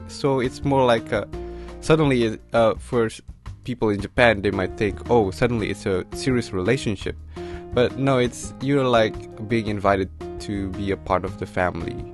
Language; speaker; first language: English; non-native, fluent; Indonesian